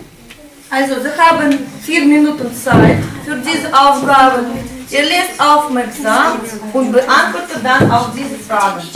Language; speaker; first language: German; non-native, fluent; Russian